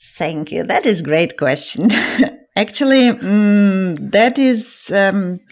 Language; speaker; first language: English; non-native, fluent; Ukrainian